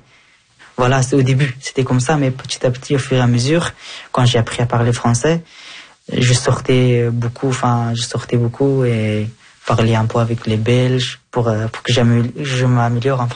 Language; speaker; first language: French; early bilingual, other home language; Persian